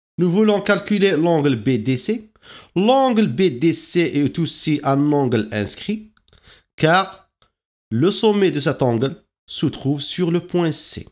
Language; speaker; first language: French; non-native, local second language; Arabic